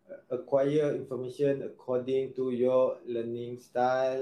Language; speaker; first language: English; non-native, local second language; Malay